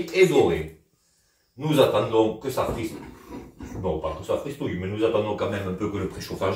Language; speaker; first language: French; native; French